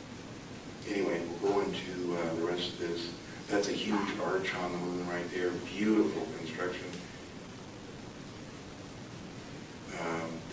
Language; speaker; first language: English; native; English